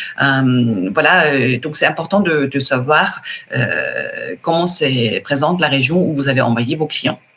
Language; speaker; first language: French; non-native, fluent; German